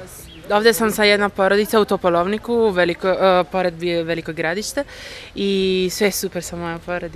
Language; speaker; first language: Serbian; non-native, learner; Italian